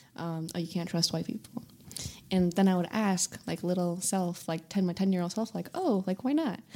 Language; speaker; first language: English; early bilingual, other home language; Hindi